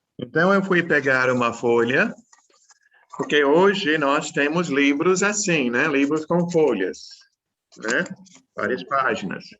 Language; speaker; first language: Portuguese; non-native, fluent; English